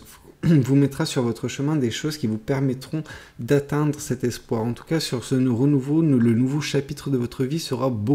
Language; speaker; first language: French; native; French